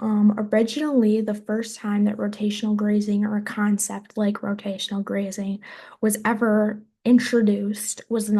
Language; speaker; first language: English; native; English